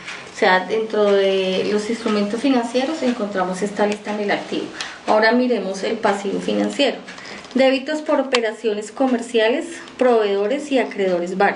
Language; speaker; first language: Spanish; native; Spanish